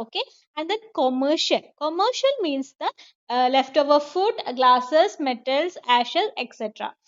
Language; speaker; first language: English; non-native, local second language; Malayalam